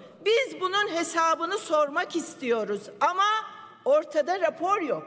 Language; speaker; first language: Turkish; native; Turkish